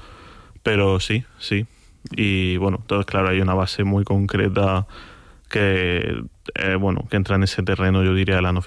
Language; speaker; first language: Spanish; native; Spanish